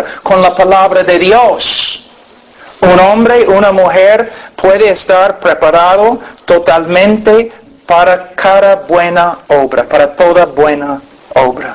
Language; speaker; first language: Spanish; non-native, fluent; English